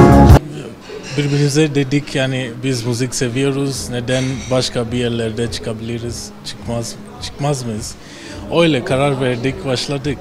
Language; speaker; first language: Turkish; non-native, fluent; Swahili